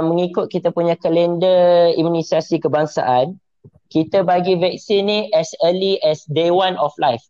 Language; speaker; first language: English; non-native, local second language; Malay